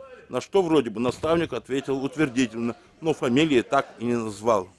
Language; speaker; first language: Russian; native; Russian